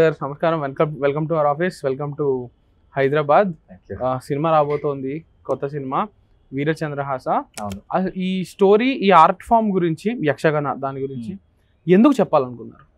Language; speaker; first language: Telugu; native; Telugu